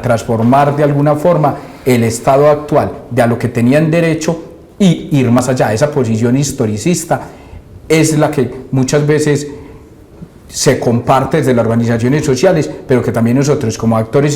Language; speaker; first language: Spanish; native; Spanish